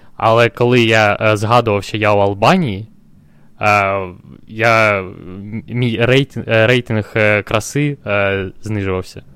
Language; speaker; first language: Ukrainian; non-native, local second language; Russian